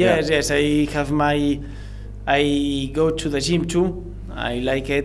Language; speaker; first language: English; non-native, learner; Spanish